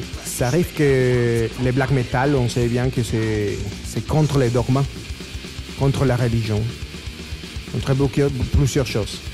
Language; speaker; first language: French; non-native, fluent; Spanish